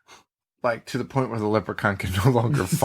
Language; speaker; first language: English; native; English